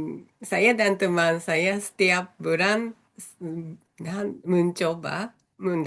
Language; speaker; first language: Indonesian; non-native, learner; Japanese